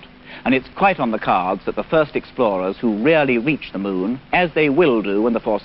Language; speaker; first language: English; native; English